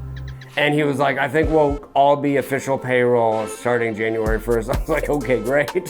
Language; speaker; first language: English; native; English